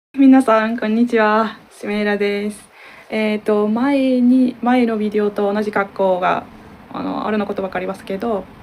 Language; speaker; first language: Japanese; non-native, learner; Turkish